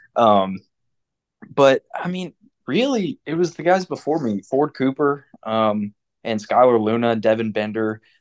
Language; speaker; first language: English; native; English